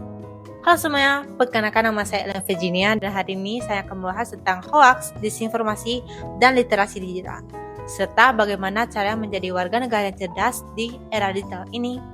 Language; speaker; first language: Indonesian; native; Indonesian